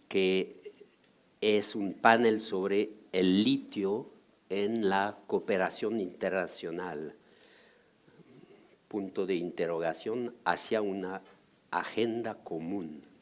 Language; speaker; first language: Spanish; non-native, fluent; French